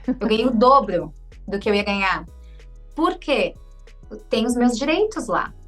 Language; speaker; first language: Portuguese; native; Portuguese